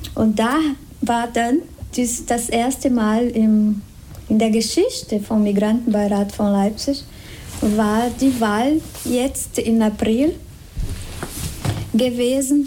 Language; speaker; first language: German; non-native, fluent; Spanish